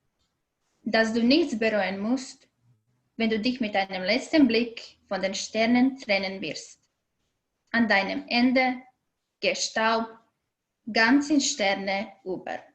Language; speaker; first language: German; non-native, learner; Croatian